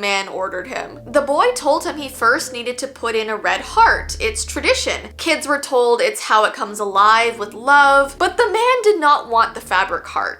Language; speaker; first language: English; native; English